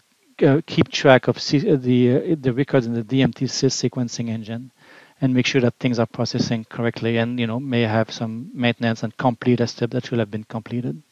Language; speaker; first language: English; non-native, fluent; French